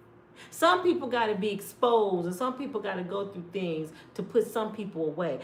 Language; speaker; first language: English; native; English